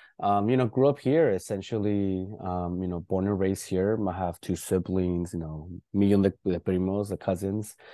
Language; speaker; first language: English; early bilingual, other home language; Spanish